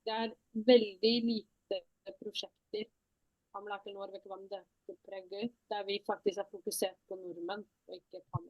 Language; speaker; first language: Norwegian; early bilingual, other home language; Tamil